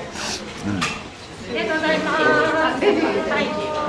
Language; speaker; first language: Japanese; native; Japanese